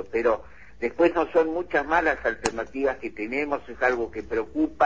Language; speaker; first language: Spanish; native; Spanish